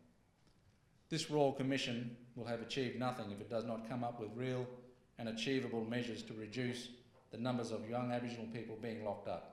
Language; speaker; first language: English; native; English